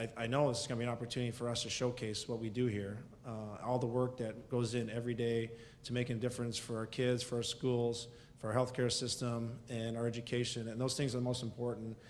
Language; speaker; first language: English; native; English